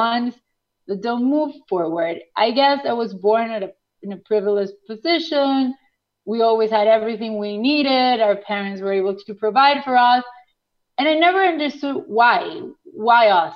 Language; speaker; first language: English; non-native, fluent; Spanish